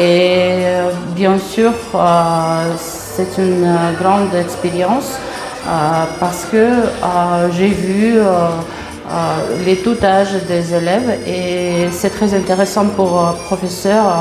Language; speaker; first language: French; non-native, fluent; Russian